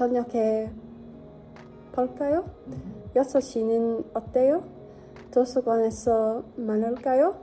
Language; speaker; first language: Korean; non-native, learner; English